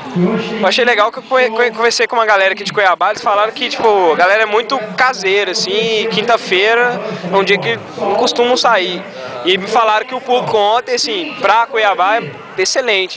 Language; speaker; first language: Portuguese; native; Portuguese